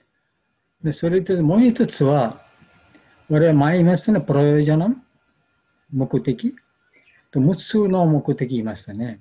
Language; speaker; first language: Japanese; non-native, learner; Bangla